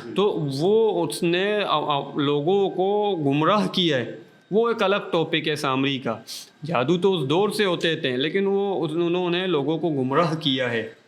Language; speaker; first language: Urdu; non-native, local second language; Baluchi